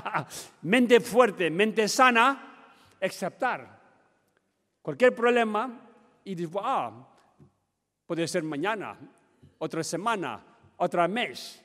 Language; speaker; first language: Spanish; non-native, learner; Tibetan